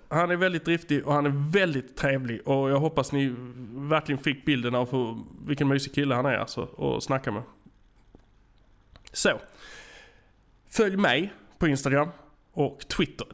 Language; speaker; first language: Swedish; native; Swedish